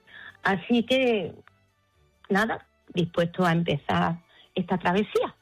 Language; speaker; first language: Spanish; native; Spanish